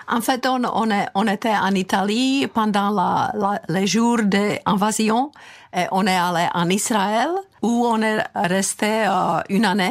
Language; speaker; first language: French; non-native, fluent; Czech